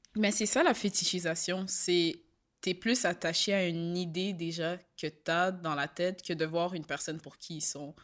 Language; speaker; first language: French; native; French